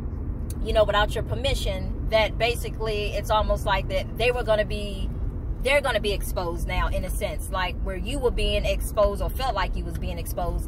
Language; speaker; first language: English; native; English